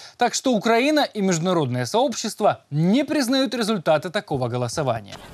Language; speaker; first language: Russian; native; Russian